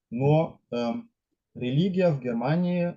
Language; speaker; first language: Russian; non-native, fluent; German